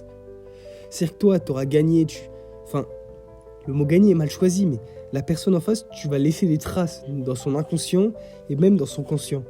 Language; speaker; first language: French; native; French